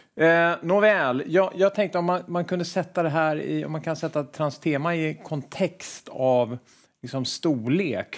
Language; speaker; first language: Swedish; native; Swedish